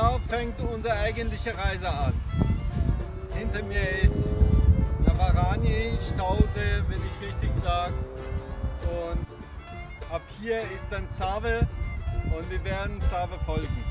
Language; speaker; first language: German; non-native, fluent; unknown